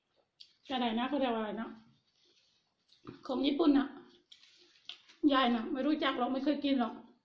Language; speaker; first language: Thai; non-native, local second language; Northeastern Thai